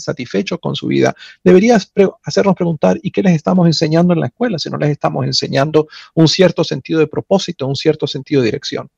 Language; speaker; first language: Spanish; native; Spanish